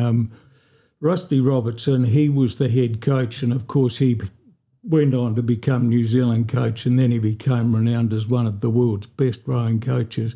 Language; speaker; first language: English; native; English